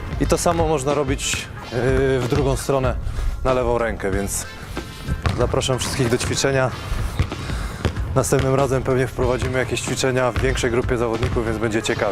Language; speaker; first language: Polish; native; Polish